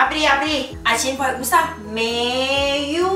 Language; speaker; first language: Portuguese; non-native, learner; Thai